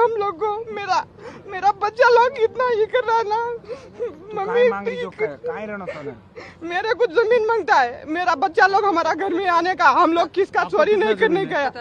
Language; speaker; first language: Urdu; non-native, local second language; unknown